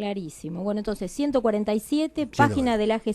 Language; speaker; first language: Spanish; native; Spanish